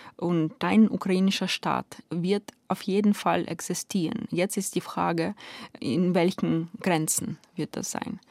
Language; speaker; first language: German; non-native, fluent; Ukrainian